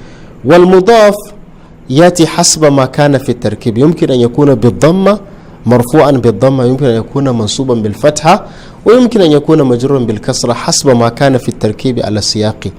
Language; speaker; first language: Arabic; non-native, fluent; Hausa